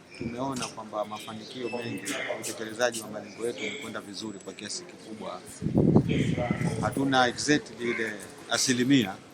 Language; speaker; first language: Swahili; native; Swahili